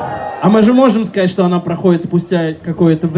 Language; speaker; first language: Russian; native; Russian